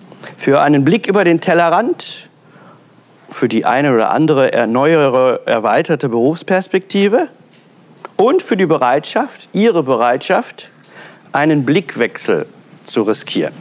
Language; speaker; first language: German; native; German